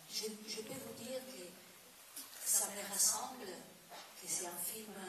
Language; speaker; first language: French; non-native, fluent; Italian